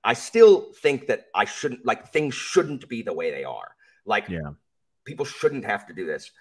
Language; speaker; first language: English; native; English